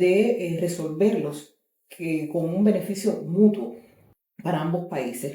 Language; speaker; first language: Spanish; native; Spanish